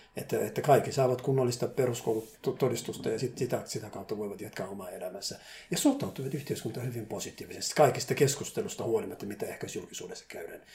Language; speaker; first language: Finnish; non-native, fluent; Somali